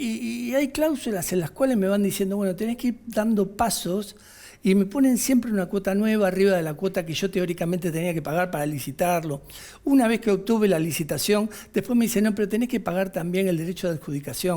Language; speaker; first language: Spanish; native; Spanish